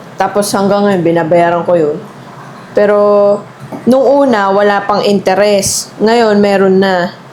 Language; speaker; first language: Filipino; native; Filipino